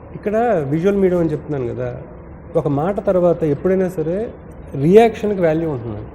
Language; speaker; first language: Telugu; native; Telugu